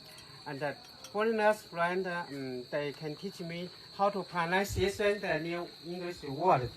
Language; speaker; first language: English; non-native, learner; Chinese